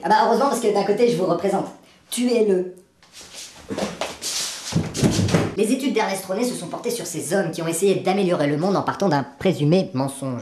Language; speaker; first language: French; native; French